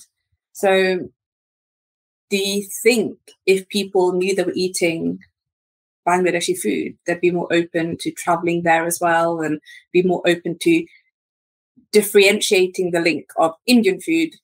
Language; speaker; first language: English; native; English